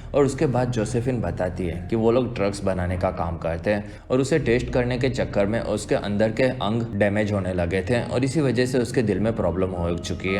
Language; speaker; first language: Hindi; native; Hindi